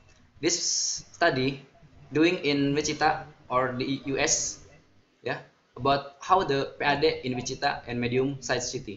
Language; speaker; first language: English; non-native, learner; Indonesian